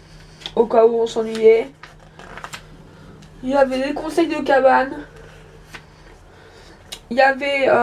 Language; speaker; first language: French; native; French